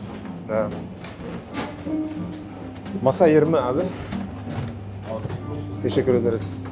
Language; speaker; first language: Turkish; non-native, fluent; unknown